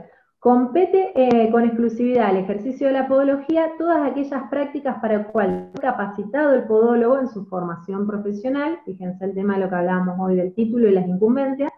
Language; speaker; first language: Spanish; native; Spanish